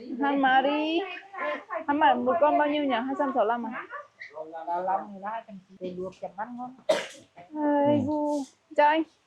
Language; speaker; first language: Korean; non-native, learner; Vietnamese